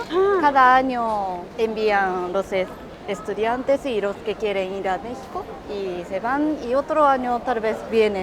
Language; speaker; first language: Spanish; non-native, fluent; Japanese